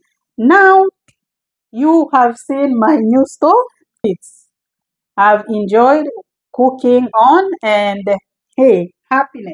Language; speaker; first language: English; non-native, fluent; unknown